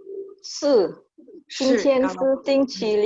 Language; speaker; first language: Chinese; non-native, learner; Indonesian